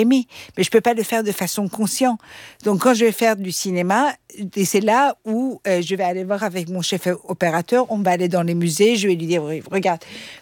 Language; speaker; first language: French; non-native, fluent; Persian